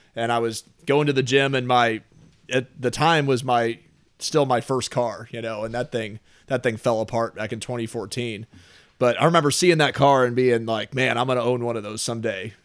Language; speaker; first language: English; native; English